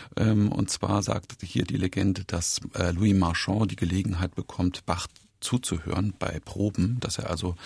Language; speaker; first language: German; native; German